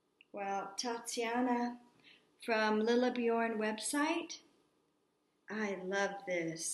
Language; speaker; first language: English; native; English